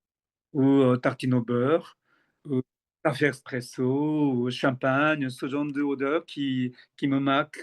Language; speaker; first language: French; non-native, fluent; Korean